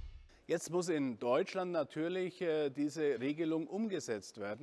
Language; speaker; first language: German; native; German